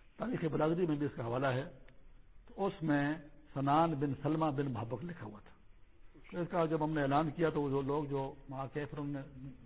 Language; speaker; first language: Urdu; non-native, local second language; Pashto